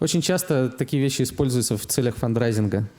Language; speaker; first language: Russian; native; Russian